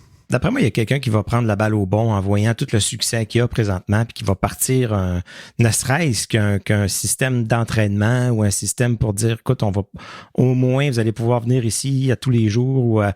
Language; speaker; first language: French; native; French